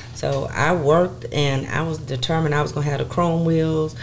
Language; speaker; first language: English; native; English